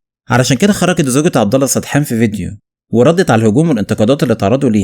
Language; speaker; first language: Arabic; native; Arabic